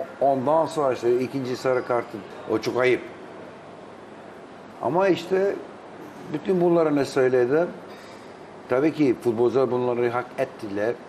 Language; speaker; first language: Turkish; non-native, fluent; Albanian